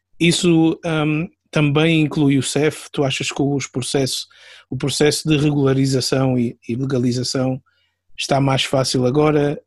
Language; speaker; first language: Portuguese; native; Portuguese